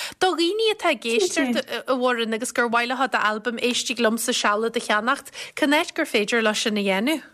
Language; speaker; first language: Irish; native; Irish